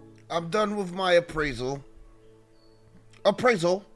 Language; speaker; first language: English; native; English